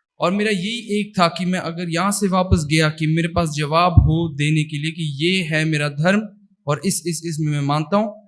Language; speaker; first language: Hindi; early bilingual, heritage; Hindi